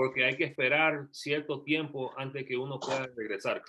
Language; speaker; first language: Spanish; early bilingual, heritage; Spanish